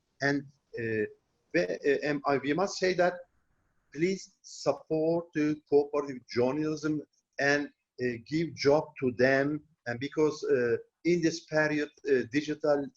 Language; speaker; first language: English; non-native, learner; Turkish